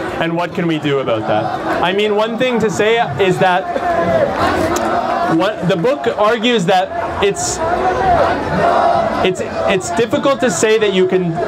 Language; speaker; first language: English; native; English